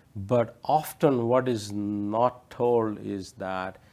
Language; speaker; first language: English; non-native, local second language; Odia